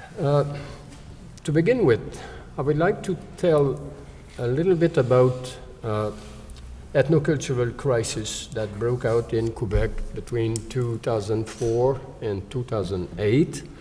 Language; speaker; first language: English; non-native, local second language; French